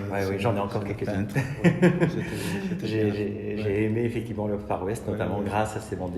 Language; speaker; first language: French; native; French